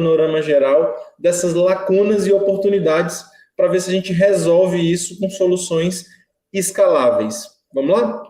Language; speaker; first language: Portuguese; native; Portuguese